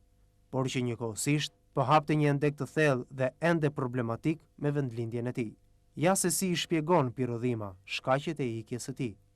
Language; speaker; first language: Albanian; native; Albanian